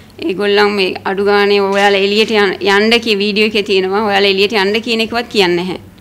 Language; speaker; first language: Sinhala; non-native, local second language; Tamil